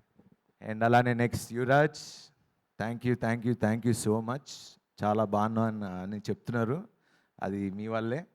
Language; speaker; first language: Telugu; native; Telugu